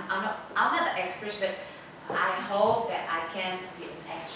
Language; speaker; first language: English; non-native, learner; Indonesian